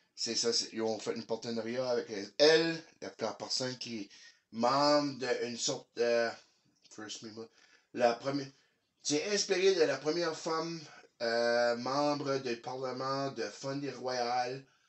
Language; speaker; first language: French; early bilingual, heritage; French